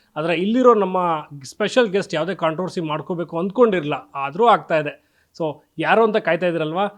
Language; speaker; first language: Kannada; native; Kannada